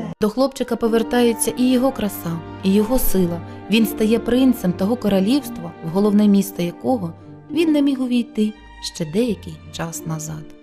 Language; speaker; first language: Ukrainian; native; Ukrainian